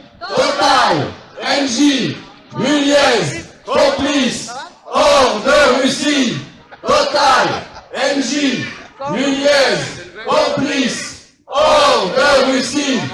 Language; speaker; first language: French; non-native, fluent; Ukrainian